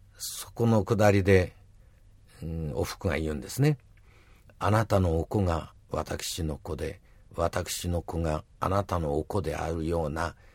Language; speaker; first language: Japanese; native; Japanese